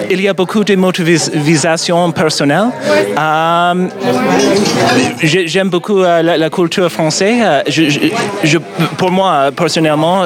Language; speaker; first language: French; non-native, learner; English